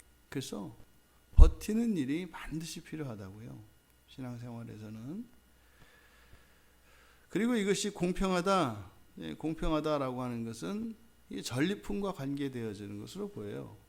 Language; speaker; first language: Korean; native; Korean